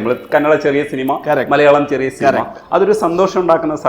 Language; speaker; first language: Malayalam; native; Malayalam